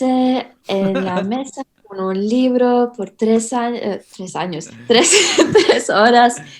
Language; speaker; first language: Spanish; early bilingual, heritage; English